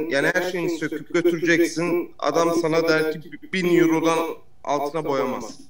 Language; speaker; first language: Turkish; early bilingual, heritage; Turkish